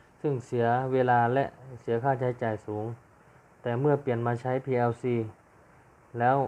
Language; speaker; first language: Thai; native; Thai